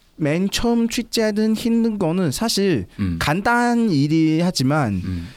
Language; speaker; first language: Korean; non-native, learner; Chinese